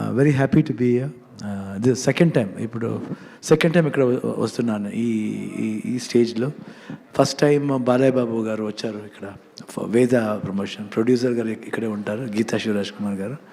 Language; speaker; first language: Telugu; non-native, learner; Kannada